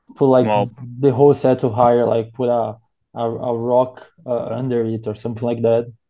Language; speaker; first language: English; non-native, learner; Portuguese